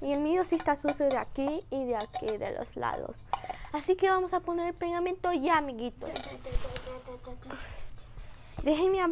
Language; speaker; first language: Spanish; native; Spanish